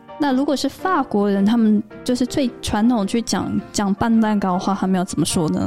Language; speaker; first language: Chinese; native; Chinese